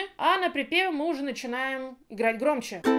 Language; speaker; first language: Russian; native; Russian